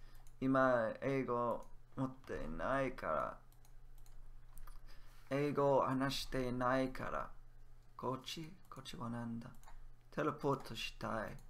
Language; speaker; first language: Japanese; non-native, learner; English